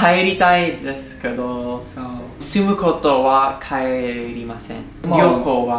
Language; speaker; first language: Japanese; non-native, learner; English